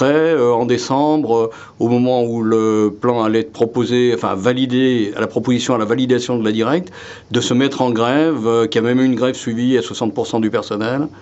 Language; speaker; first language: French; native; French